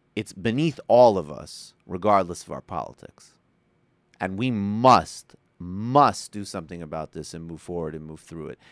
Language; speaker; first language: English; native; English